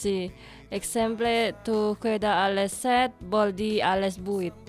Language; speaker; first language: Catalan; non-native, learner; Indonesian